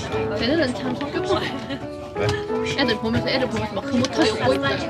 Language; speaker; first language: Korean; native; Korean